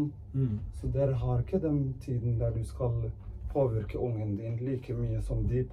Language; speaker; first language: Norwegian; early bilingual, other home language; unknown